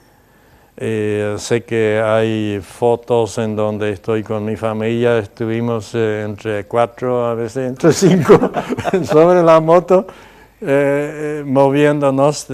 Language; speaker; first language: Spanish; non-native, local second language; Plautdietsch